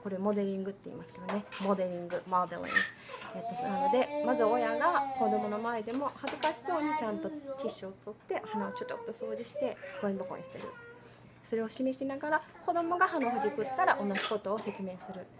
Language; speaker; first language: Japanese; native; Japanese